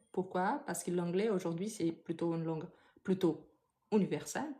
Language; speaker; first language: French; non-native, fluent; Portuguese